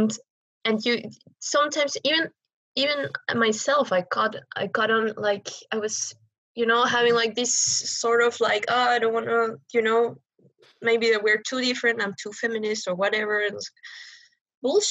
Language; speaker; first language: English; non-native, fluent; Spanish